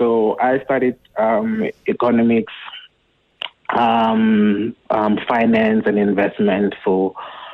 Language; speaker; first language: English; non-native, local second language; Zulu